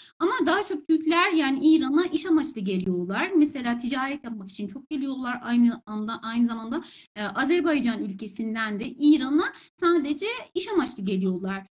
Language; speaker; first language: Turkish; non-native, fluent; Persian